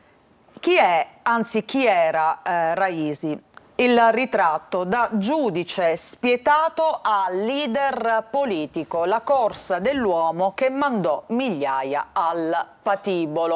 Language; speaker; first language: Italian; native; Italian